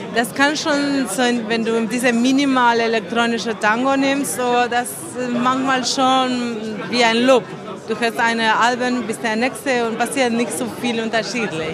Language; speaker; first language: German; non-native, fluent; Spanish